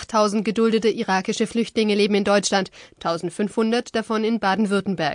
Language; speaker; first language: German; native; German